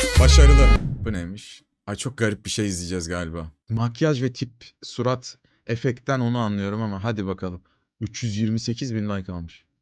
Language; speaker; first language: Turkish; native; Turkish